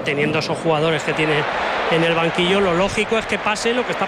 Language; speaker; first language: Spanish; native; Spanish